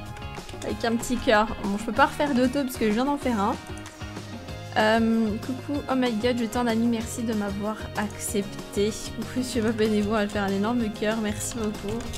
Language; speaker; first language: French; native; French